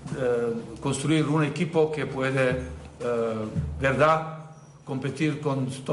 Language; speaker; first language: Spanish; non-native, learner; Serbian